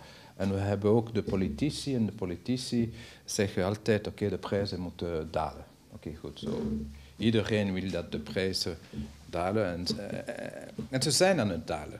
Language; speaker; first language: Dutch; non-native, local second language; French